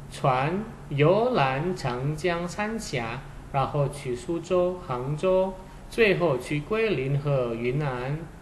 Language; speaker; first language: Chinese; non-native, fluent; Indonesian